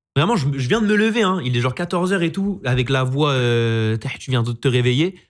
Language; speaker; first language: French; native; French